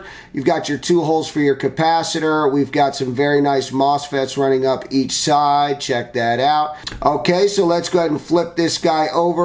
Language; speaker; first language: English; native; English